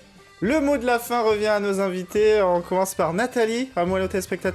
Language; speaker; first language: French; native; French